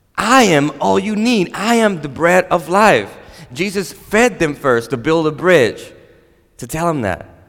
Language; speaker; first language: English; non-native, fluent; Spanish